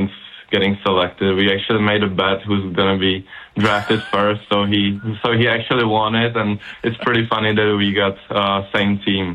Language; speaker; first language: English; non-native, fluent; Czech